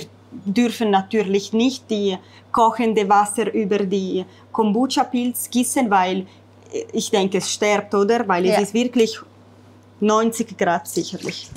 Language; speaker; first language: German; non-native, fluent; Italian